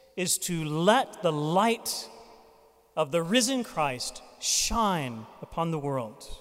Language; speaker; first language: English; native; English